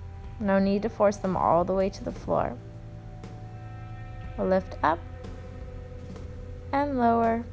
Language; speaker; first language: English; native; English